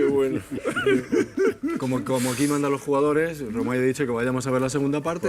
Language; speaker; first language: Spanish; native; Spanish